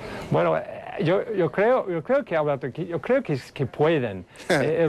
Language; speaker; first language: Spanish; non-native, fluent; English